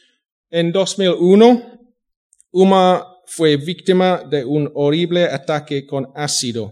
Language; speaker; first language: Spanish; non-native, fluent; English